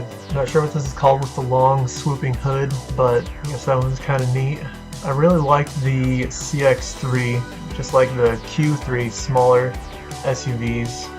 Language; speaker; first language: English; native; English